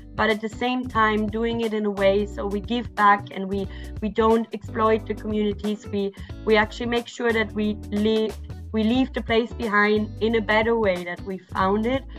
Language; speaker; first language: English; non-native, fluent; German